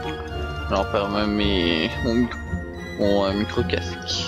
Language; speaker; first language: French; native; French